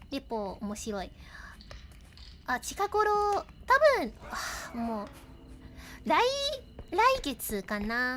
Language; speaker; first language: Japanese; non-native, learner; English